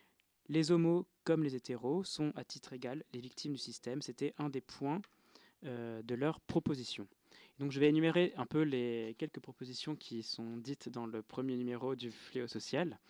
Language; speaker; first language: French; native; French